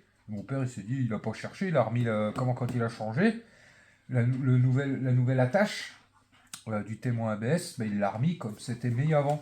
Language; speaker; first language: French; native; French